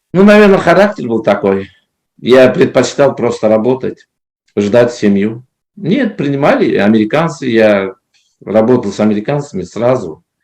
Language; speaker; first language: Russian; non-native, local second language; Kazakh